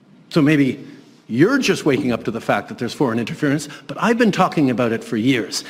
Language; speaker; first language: English; early bilingual, other home language; French